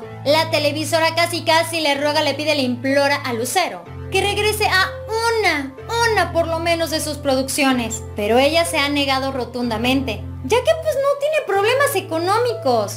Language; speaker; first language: Spanish; native; Spanish